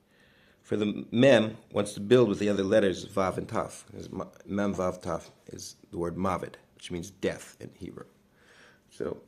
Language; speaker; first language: English; native; English